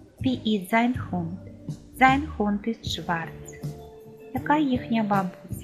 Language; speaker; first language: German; non-native, fluent; Ukrainian